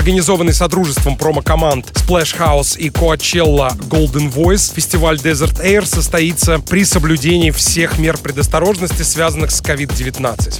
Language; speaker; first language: Russian; native; Russian